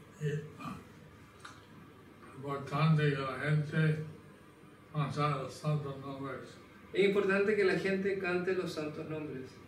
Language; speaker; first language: Spanish; non-native, learner; English